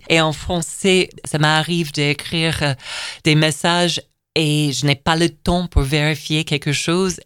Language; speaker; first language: French; non-native, fluent; English